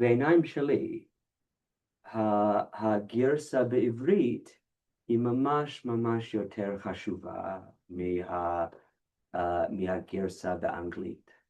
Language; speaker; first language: Hebrew; non-native, fluent; English